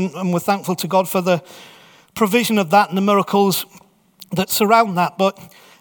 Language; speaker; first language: English; native; English